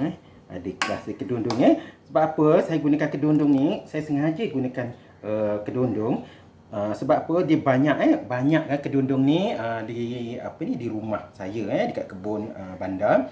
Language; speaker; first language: Malay; native; Malay